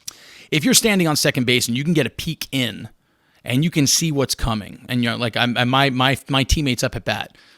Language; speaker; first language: English; native; English